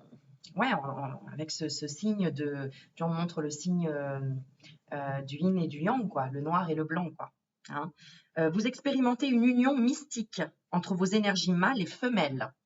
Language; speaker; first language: French; native; French